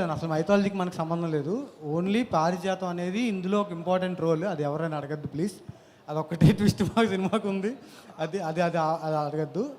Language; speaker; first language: Telugu; native; Telugu